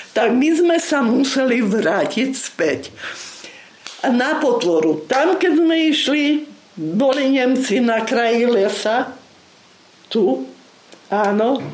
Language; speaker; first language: Slovak; non-native, local second language; Rusyn